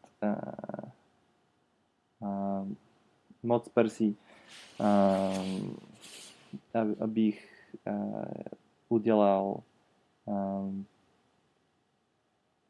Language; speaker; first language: Czech; non-native, learner; English